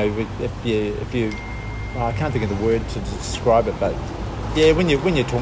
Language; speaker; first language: English; native; English